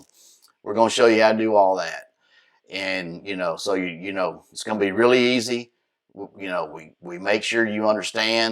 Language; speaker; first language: English; native; English